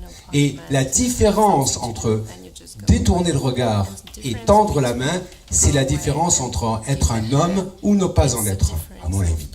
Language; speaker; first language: French; native; French